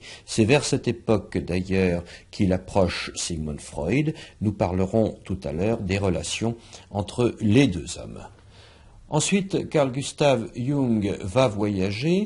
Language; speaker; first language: French; native; French